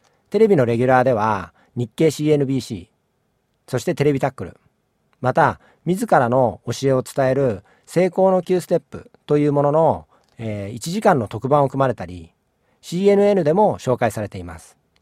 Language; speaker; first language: Japanese; native; Japanese